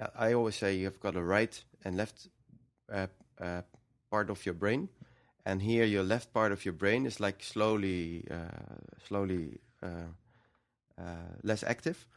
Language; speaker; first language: English; non-native, fluent; Dutch